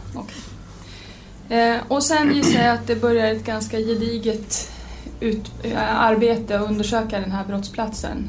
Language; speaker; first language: Swedish; native; Swedish